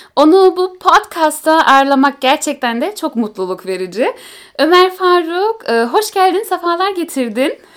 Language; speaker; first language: Turkish; early bilingual, heritage; Turkish